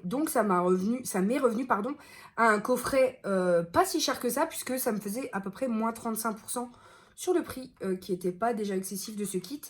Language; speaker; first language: French; native; French